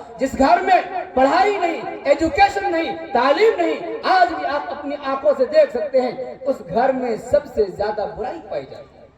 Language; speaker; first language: Urdu; native; Urdu